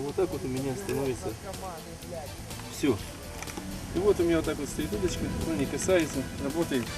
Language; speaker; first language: Russian; non-native, local second language; Ukrainian